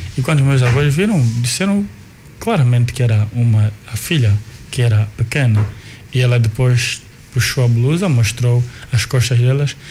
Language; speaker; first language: Portuguese; non-native, local second language; Kongo